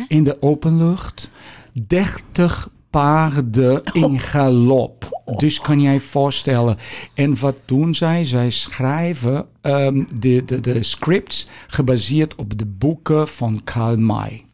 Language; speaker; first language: Dutch; non-native, fluent; Portuguese